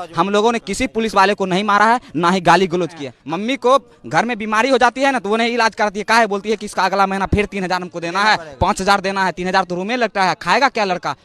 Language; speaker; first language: Hindi; native; Hindi